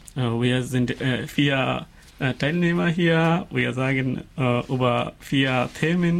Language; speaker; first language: German; non-native, learner; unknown